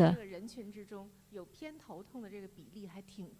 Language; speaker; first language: Chinese; native; Chinese